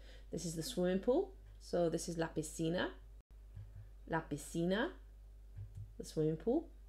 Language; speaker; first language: English; native; English